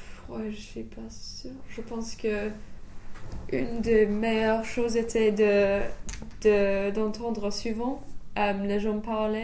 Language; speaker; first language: French; non-native, fluent; English